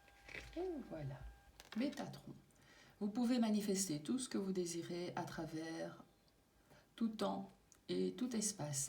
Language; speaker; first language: French; native; French